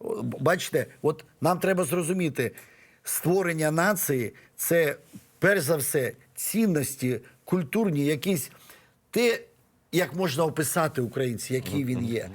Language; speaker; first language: Ukrainian; native; Ukrainian